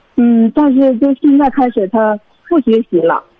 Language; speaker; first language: Chinese; native; Chinese